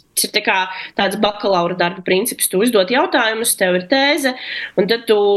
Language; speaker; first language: Latvian; non-native, local second language; Russian